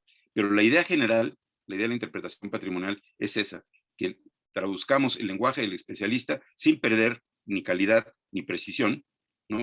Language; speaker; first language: Spanish; native; Spanish